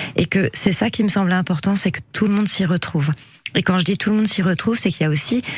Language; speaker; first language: French; native; French